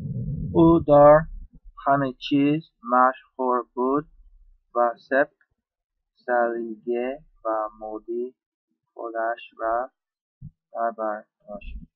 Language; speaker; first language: Persian; non-native, learner; English